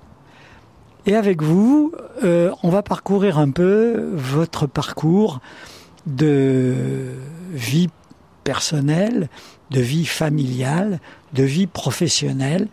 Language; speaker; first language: French; native; French